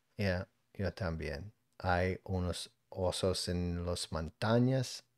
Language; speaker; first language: Spanish; non-native, learner; English